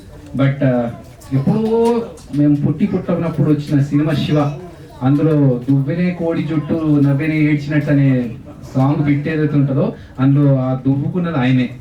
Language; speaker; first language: Telugu; native; Telugu